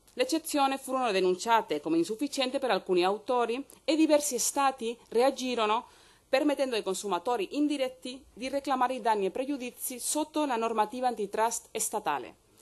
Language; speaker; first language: Italian; non-native, fluent; Spanish